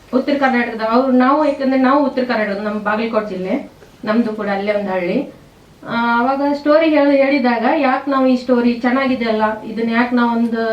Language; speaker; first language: Kannada; native; Kannada